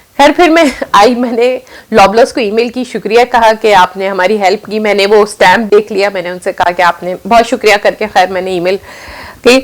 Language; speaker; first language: Urdu; native; Urdu